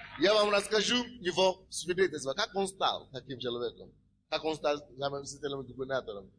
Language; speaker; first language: Russian; non-native, fluent; Yoruba